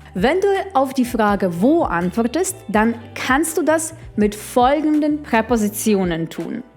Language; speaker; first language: German; non-native, fluent; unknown